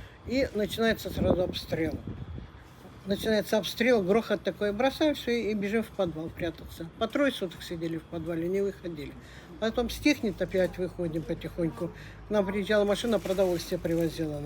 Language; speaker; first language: Russian; native; Russian